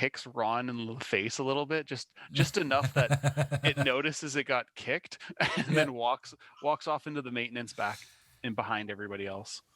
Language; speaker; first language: English; native; English